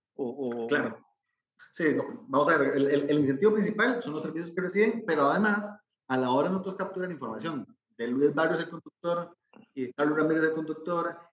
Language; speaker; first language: Spanish; native; Spanish